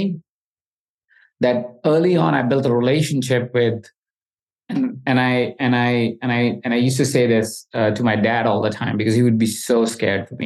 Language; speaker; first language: English; non-native, local second language; Hindi